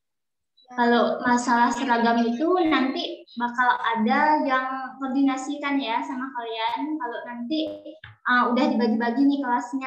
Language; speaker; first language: Indonesian; native; Indonesian